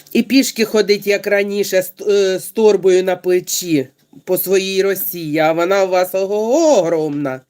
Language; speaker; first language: Ukrainian; non-native, local second language; Russian